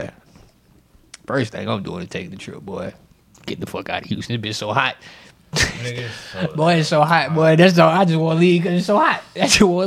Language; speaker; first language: English; native; English